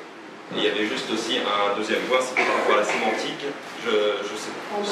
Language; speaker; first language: French; native; French